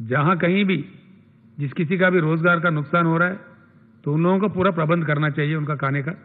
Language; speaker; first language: Hindi; non-native, local second language; Telugu